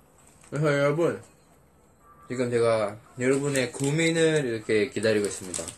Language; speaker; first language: Korean; non-native, fluent; Indonesian